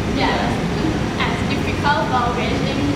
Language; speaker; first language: English; non-native, learner; Thai